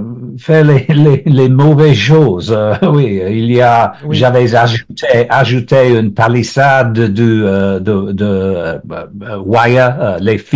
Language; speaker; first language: French; non-native, learner; English